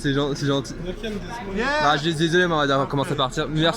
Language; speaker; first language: French; native; French